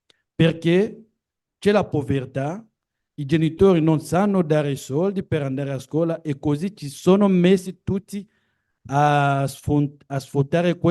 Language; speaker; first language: Italian; non-native, learner; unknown